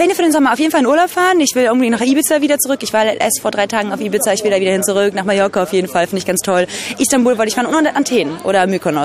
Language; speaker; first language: German; native; German